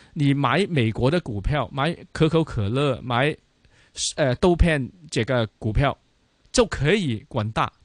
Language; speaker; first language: Chinese; non-native, local second language; Cantonese